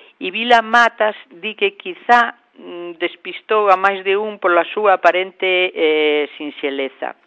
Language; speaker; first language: Galician; native; Galician